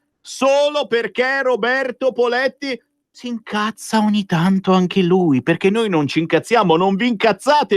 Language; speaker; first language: Italian; native; Italian